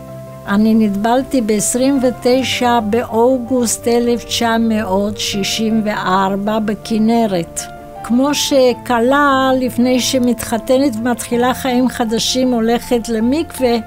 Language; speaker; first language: Hebrew; non-native, fluent; Romanian